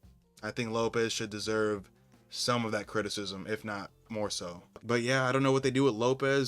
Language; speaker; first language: English; native; English